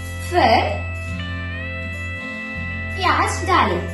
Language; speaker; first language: Hindi; non-native, local second language; Malayalam